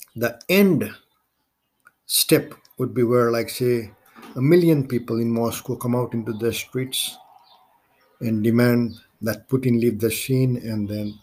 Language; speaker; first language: English; non-native, local second language; Maithili